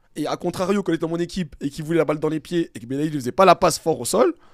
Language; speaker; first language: French; native; French